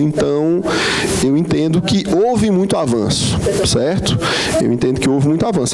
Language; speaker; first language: Portuguese; native; Portuguese